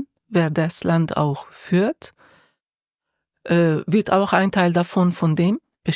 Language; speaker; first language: German; non-native, learner; Arabic